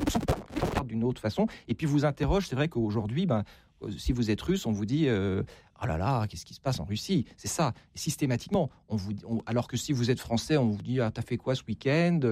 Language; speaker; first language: French; native; French